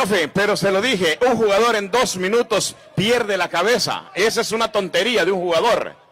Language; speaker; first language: Spanish; native; Spanish